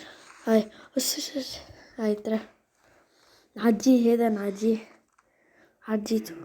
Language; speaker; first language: Arabic; native; Arabic